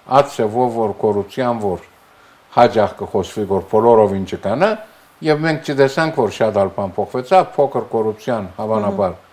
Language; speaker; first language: Armenian; early bilingual, heritage; Armenian